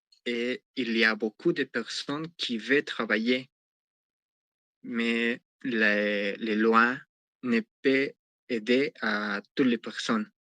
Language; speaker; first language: French; non-native, learner; Spanish